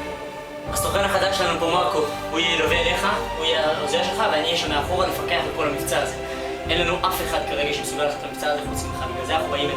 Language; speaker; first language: Hebrew; native; Hebrew